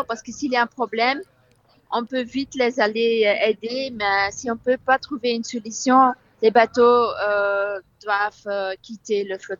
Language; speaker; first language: French; non-native, fluent; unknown